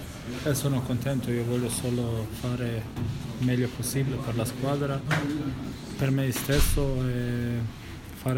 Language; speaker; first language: Italian; non-native, fluent; Bosnian